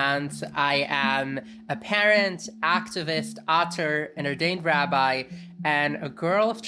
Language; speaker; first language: English; early bilingual, other home language; Yiddish